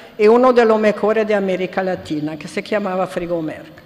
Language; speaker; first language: Spanish; non-native, fluent; Italian